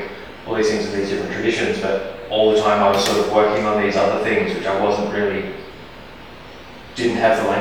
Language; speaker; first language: English; native; English